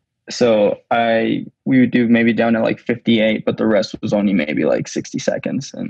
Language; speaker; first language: English; early bilingual, other home language; Spanish